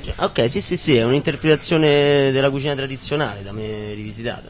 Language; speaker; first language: Italian; native; Italian